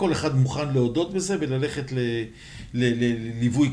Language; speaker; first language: Hebrew; native; Hebrew